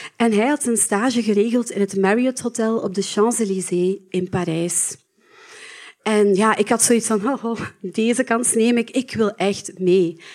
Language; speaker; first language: Dutch; native; Dutch